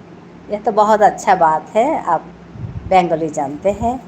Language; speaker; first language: Hindi; non-native, local second language; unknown